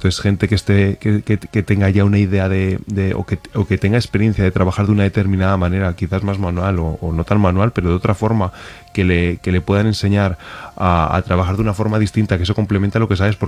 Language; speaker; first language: Spanish; native; Spanish